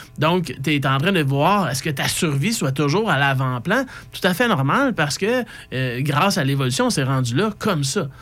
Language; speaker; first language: French; native; French